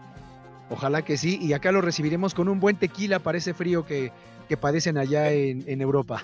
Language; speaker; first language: Spanish; native; Spanish